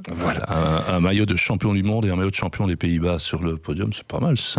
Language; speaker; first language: French; native; French